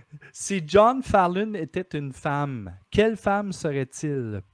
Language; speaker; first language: French; native; French